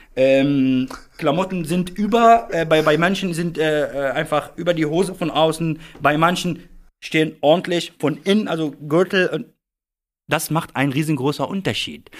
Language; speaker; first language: German; non-native, fluent; Arabic